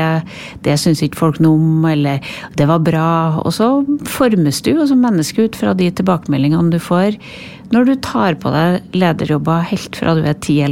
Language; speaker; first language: Norwegian; native; Norwegian